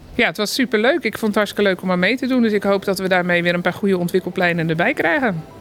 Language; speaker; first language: Dutch; native; Dutch